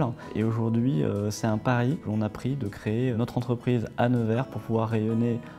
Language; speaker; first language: French; native; French